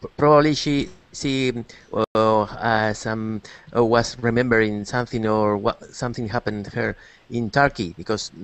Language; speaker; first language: English; non-native, learner; Spanish